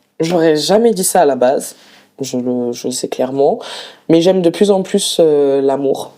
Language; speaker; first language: French; native; French